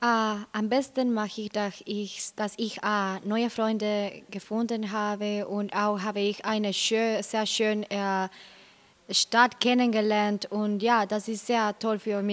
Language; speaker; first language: German; non-native, learner; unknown